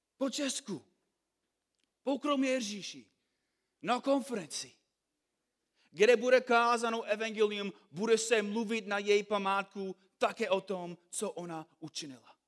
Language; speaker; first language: Czech; non-native, fluent; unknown